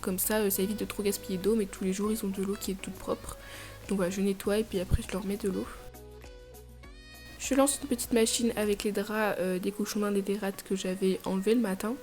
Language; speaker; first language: French; native; French